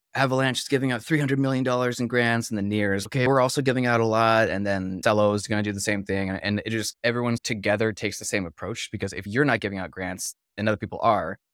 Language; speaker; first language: English; native; English